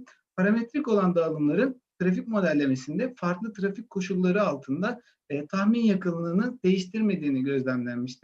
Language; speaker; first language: Turkish; native; Turkish